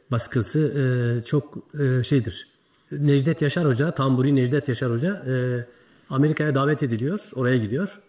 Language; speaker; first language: Turkish; native; Turkish